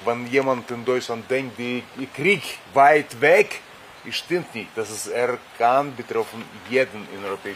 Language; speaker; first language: German; non-native, fluent; Russian